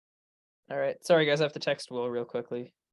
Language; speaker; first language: English; native; English